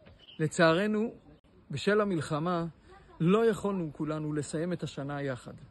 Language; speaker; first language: Hebrew; native; Hebrew